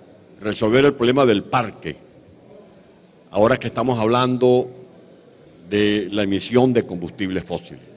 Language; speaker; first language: Spanish; native; Spanish